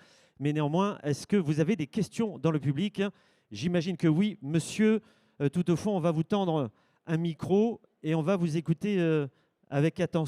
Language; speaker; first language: French; native; French